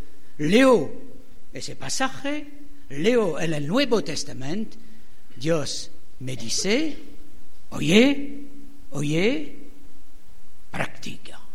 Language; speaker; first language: Spanish; non-native, fluent; French